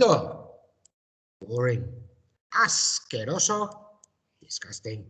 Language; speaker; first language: Spanish; non-native, learner; English